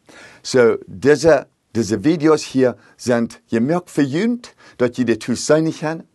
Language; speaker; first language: German; early bilingual, heritage; Plautdietsch